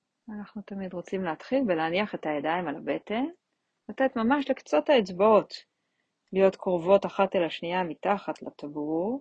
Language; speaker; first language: Hebrew; native; Hebrew